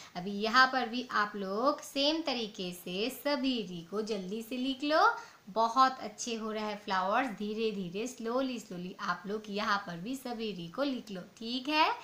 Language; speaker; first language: Hindi; non-native, local second language; Bangla